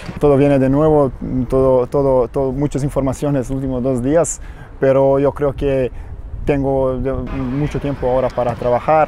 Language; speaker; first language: Spanish; non-native, learner; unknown